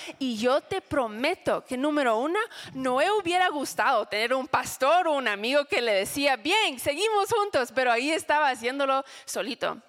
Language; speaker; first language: Spanish; non-native, fluent; English